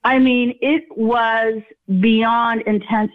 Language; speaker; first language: English; native; English